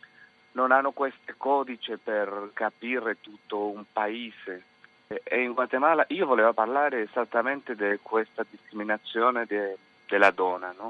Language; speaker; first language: Italian; non-native, fluent; Spanish